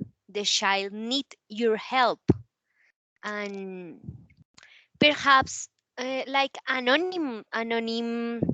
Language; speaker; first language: English; non-native, learner; Spanish